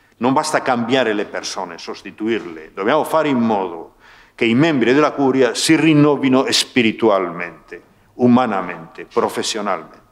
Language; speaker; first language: Italian; non-native, fluent; Spanish